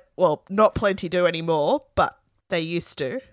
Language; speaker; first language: English; native; English